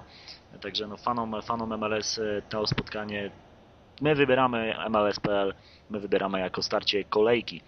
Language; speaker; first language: Polish; native; Polish